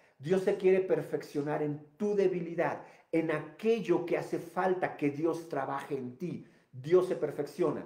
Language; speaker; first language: Spanish; native; Spanish